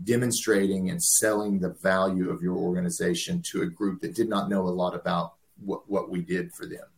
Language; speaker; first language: English; native; English